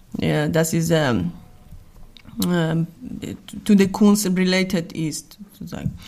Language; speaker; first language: German; non-native, learner; Persian